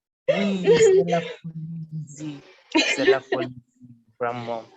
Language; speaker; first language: French; non-native, learner; Spanish